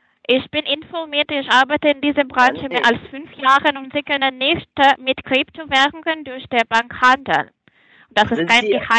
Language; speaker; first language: German; non-native, fluent; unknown